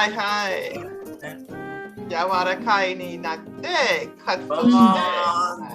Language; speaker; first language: Japanese; non-native, learner; English